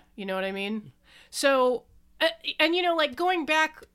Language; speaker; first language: English; native; English